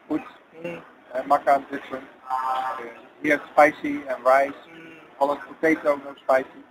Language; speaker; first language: English; non-native, learner; Dutch